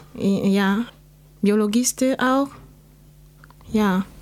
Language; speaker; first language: German; non-native, learner; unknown